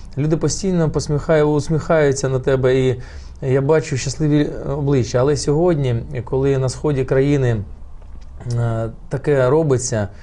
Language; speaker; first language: Ukrainian; non-native, local second language; Russian